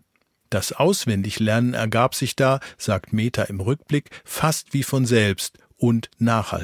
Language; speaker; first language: German; native; German